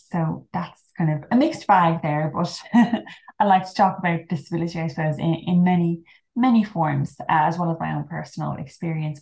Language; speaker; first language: English; native; English